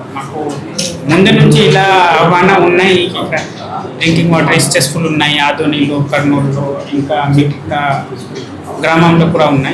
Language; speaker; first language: Telugu; non-native, fluent; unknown